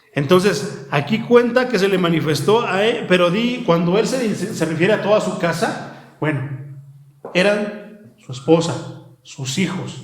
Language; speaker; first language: Spanish; native; Spanish